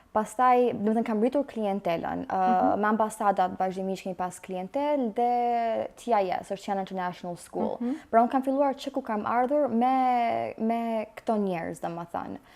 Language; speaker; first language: Albanian; early bilingual, heritage; Albanian